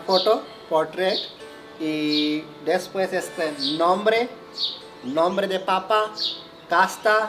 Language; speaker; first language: Spanish; non-native, learner; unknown